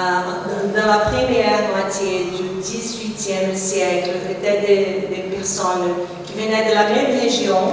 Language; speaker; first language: French; non-native, fluent; Portuguese